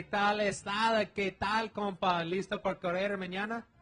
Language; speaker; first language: Spanish; non-native, learner; English